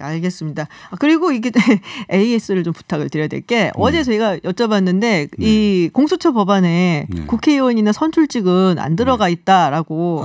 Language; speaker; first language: Korean; native; Korean